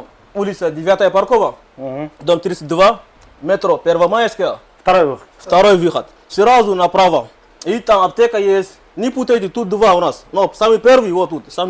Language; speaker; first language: Russian; non-native, learner; Kyrgyz